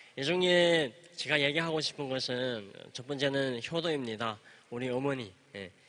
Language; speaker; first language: Korean; native; Korean